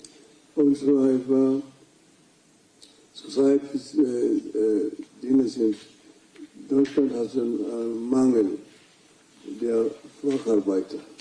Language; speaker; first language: German; non-native, fluent; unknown